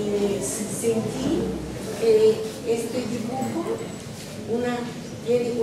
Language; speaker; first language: Spanish; non-native, learner; Russian